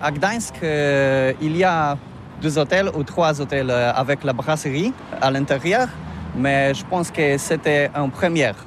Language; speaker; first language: French; non-native, learner; Polish